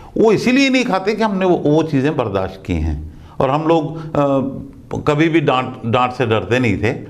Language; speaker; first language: Hindi; non-native, local second language; Dogri